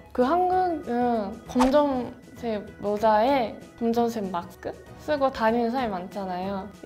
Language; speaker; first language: Korean; non-native, fluent; Japanese